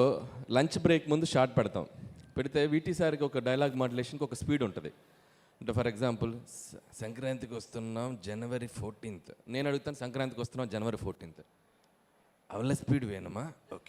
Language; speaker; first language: Telugu; native; Telugu